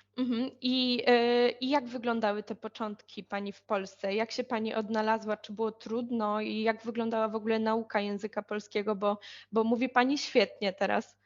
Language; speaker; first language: Polish; native; Polish